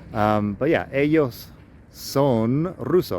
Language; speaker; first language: Spanish; non-native, fluent; English